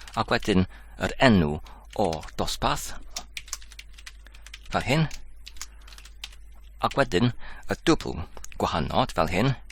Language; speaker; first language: Welsh; non-native, local second language; English